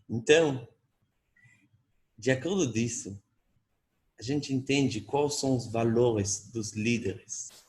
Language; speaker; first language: Portuguese; non-native, fluent; Hebrew